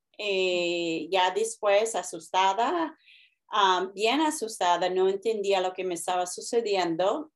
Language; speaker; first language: Spanish; early bilingual, heritage; Spanish